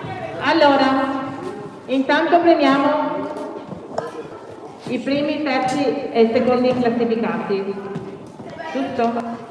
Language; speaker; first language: Italian; native; Italian